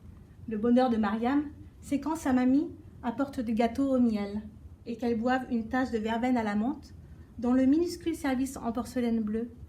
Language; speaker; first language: French; native; French